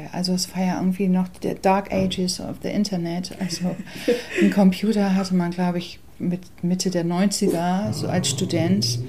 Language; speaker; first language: German; early bilingual, other home language; English